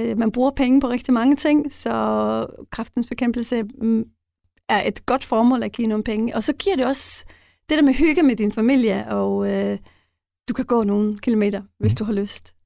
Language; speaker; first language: Danish; non-native, local second language; Faroese